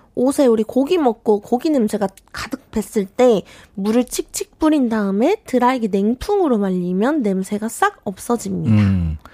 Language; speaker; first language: Korean; native; Korean